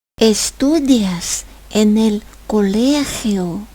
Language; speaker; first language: Spanish; non-native, fluent; Ukrainian